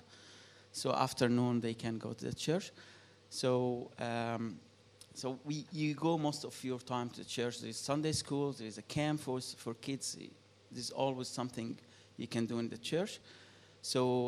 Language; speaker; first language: English; non-native, fluent; Arabic